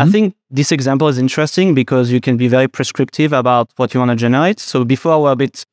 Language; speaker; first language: English; non-native, fluent; French